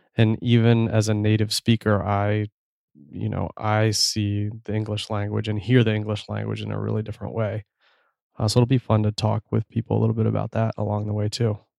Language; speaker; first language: English; native; English